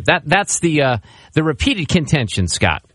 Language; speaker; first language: English; native; English